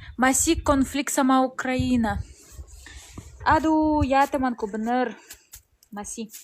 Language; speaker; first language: Indonesian; non-native, learner; Russian